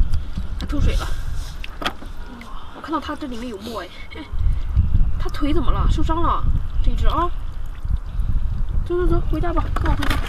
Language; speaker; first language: Chinese; native; Chinese